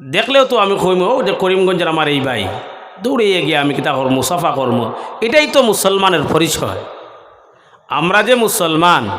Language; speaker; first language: Bangla; non-native, local second language; Sylheti